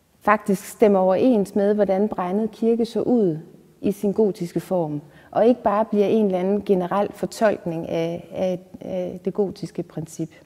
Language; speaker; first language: Danish; native; Danish